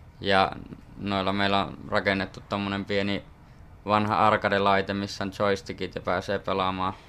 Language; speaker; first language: Finnish; native; Finnish